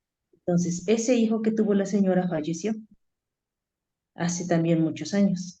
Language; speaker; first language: Spanish; native; Spanish